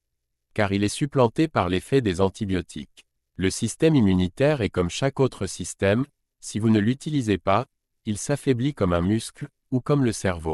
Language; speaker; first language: French; native; French